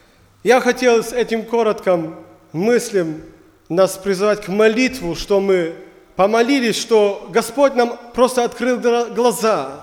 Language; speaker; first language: Russian; non-native, learner; German